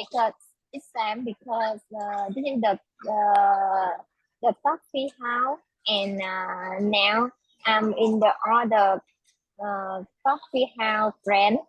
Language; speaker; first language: English; non-native, learner; Vietnamese